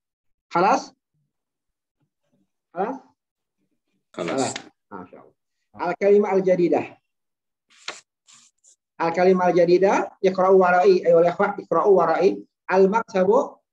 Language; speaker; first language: Arabic; non-native, fluent; Indonesian